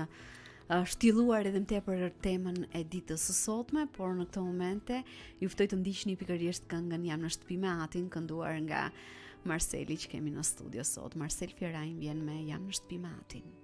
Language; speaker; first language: Albanian; native; Albanian